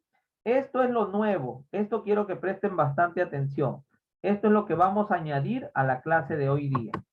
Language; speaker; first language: Spanish; native; Spanish